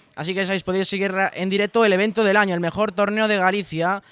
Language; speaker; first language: Spanish; non-native, local second language; Galician